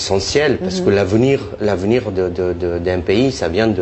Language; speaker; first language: French; non-native, fluent; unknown